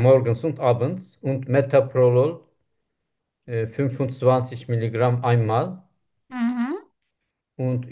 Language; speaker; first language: German; non-native, learner; Turkish